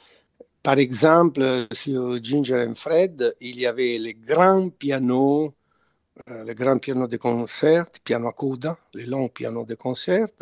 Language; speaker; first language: French; non-native, fluent; Italian